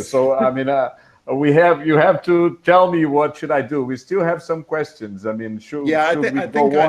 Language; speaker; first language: English; non-native, fluent; Portuguese